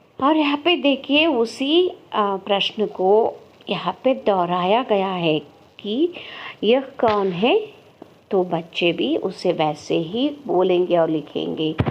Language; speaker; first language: Hindi; non-native, local second language; Kannada